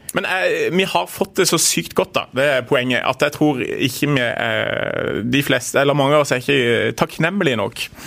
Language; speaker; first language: Norwegian; native; Norwegian